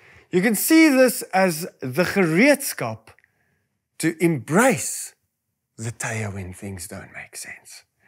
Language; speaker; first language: English; non-native, local second language; Afrikaans